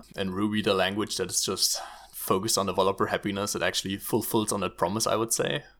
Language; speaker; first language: English; non-native, fluent; German